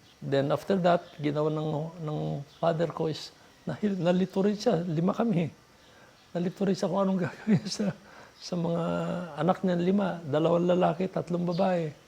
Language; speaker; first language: Filipino; non-native, local second language; Iloko